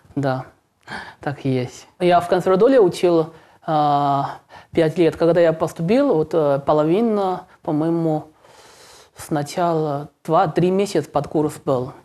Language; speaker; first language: Russian; non-native, learner; Chinese